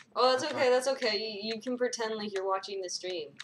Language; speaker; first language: English; native; English